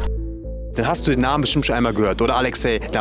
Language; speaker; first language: German; native; German